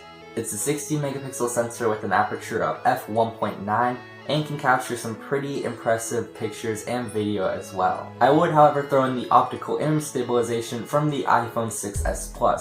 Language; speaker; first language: English; native; English